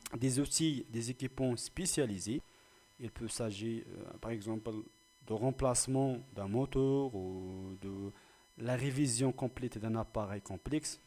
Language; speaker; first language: French; non-native, local second language; Arabic